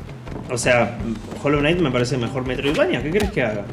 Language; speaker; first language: Spanish; native; Spanish